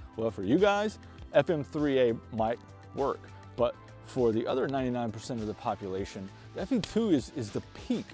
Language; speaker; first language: English; native; English